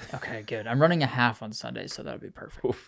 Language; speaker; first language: English; native; English